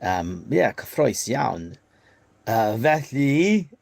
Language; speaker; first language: Welsh; non-native, learner; English